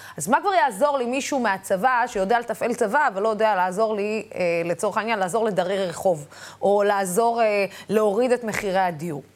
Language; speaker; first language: Hebrew; non-native, local second language; Arabic